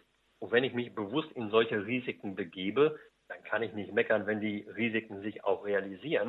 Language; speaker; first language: German; native; German